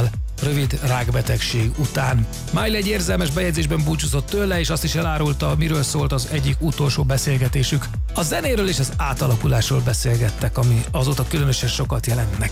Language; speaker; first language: Hungarian; native; Hungarian